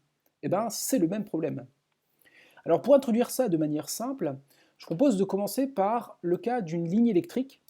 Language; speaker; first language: French; native; French